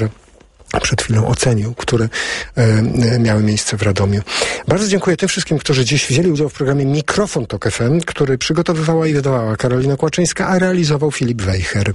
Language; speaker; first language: Polish; native; Polish